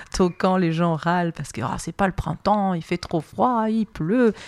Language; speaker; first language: French; native; French